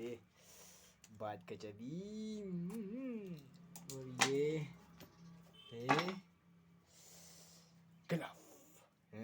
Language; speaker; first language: Hindi; non-native, local second language; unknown